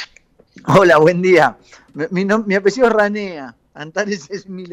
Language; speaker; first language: Spanish; native; Spanish